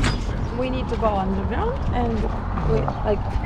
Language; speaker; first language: English; non-native, learner; Russian